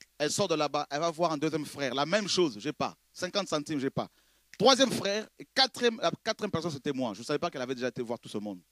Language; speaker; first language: French; non-native, local second language; Lingala